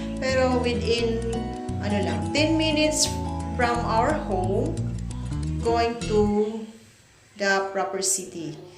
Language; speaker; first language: English; non-native, local second language; Filipino